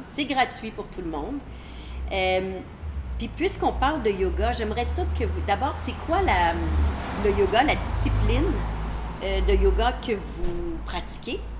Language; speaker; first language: French; native; French